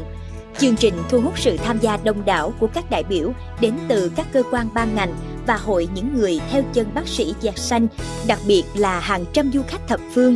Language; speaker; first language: Vietnamese; native; Vietnamese